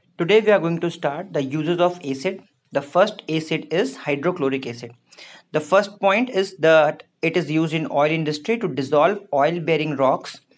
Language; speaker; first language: English; non-native, local second language; Hindi